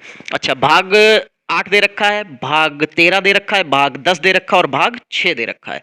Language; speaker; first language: Hindi; native; Hindi